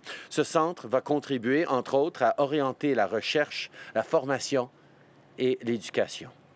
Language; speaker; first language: French; native; French